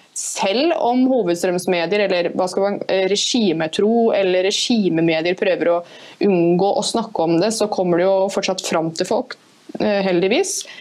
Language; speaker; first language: Norwegian; native; Norwegian